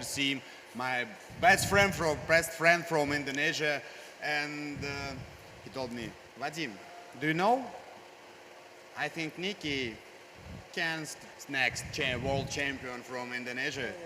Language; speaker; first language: English; non-native, learner; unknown